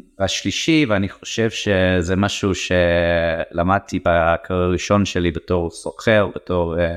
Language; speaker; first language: Hebrew; non-native, fluent; English